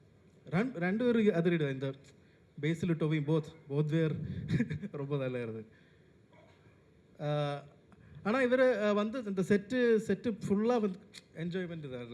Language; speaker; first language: Tamil; non-native, fluent; Malayalam